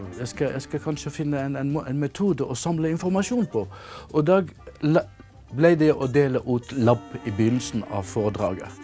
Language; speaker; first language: Norwegian; non-native, fluent; Arabic